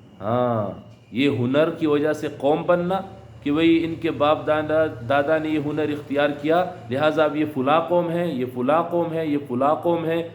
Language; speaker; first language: Urdu; non-native, local second language; Pashto